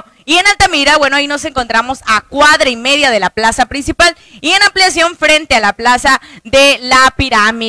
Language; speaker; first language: Spanish; native; Spanish